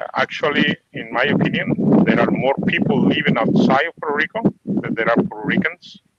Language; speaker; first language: English; non-native, fluent; Spanish